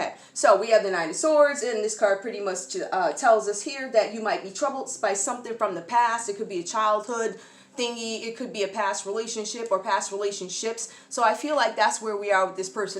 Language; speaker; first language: English; native; English